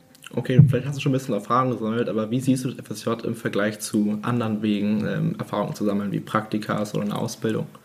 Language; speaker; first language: German; native; German